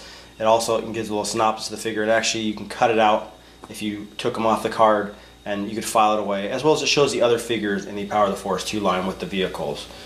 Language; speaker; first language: English; native; English